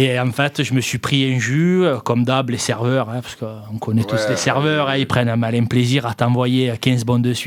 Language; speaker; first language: French; native; French